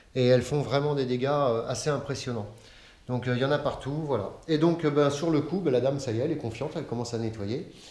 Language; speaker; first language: French; native; French